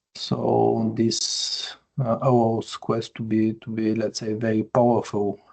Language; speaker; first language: English; non-native, fluent; Bulgarian